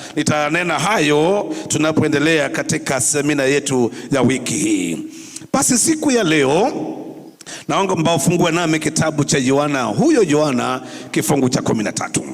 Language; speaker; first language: Swahili; non-native, local second language; Kamba